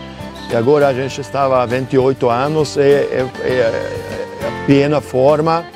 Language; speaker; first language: Portuguese; non-native, learner; Hungarian